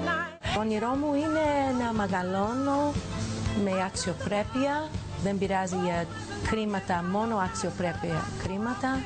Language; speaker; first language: Greek; early bilingual, heritage; English